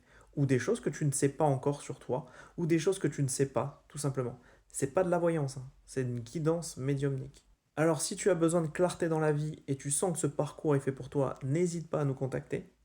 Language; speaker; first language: French; native; French